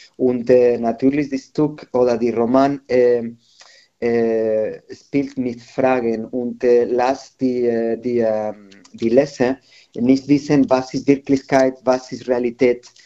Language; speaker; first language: German; non-native, learner; Spanish